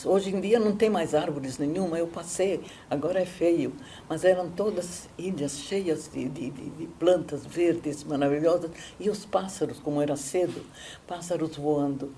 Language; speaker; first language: Portuguese; non-native, fluent; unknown